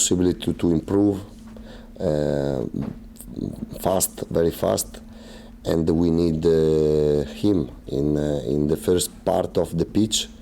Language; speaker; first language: English; non-native, learner; Italian